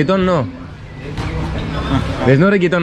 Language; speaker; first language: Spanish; non-native, learner; Greek